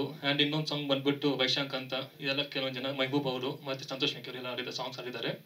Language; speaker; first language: Kannada; non-native, local second language; Telugu